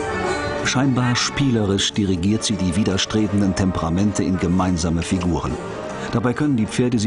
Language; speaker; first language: German; native; German